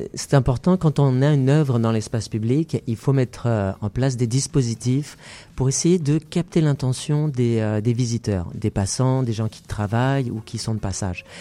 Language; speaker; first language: French; native; French